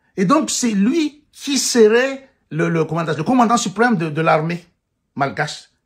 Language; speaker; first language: French; non-native, local second language; Malagasy